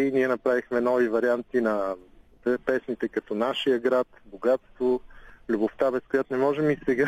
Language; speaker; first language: Bulgarian; native; Bulgarian